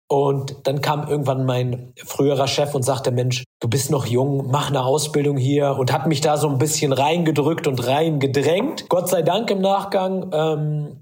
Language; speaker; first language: German; early bilingual, other home language; Arabic